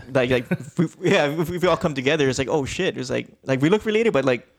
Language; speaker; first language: English; native; English